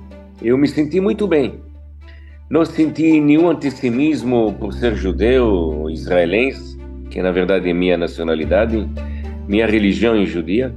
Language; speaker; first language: Portuguese; non-native, fluent; Hebrew